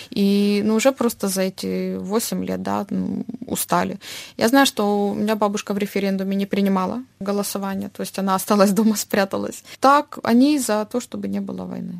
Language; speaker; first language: Russian; native; Russian